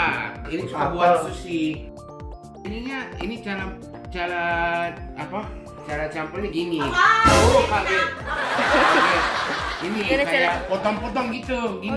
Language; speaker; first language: Indonesian; non-native, fluent; Japanese